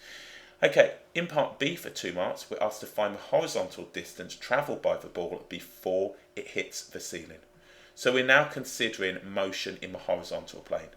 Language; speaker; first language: English; native; English